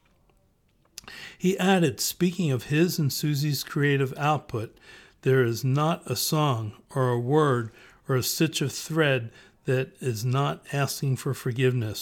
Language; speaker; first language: English; native; English